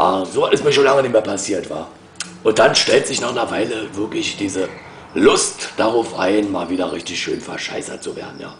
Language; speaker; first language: German; native; German